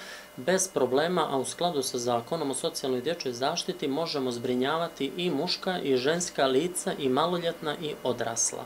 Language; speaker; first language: Serbian; native; Serbian